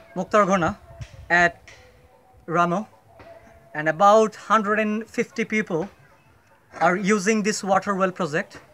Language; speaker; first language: English; non-native, local second language; Bangla